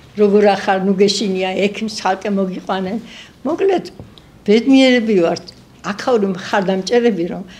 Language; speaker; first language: Georgian; native; Georgian